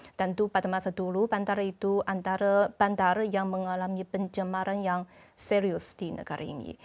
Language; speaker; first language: Malay; non-native, fluent; Chinese